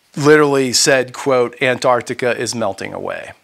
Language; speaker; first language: English; native; English